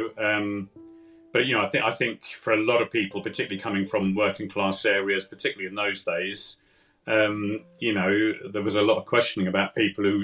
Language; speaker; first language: English; native; English